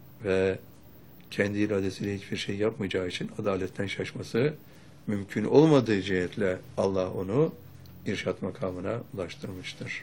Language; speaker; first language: Turkish; native; Turkish